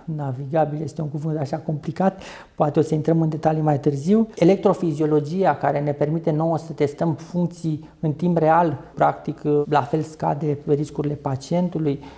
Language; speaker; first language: Romanian; native; Romanian